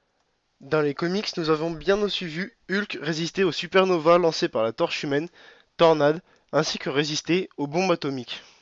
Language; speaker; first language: French; native; French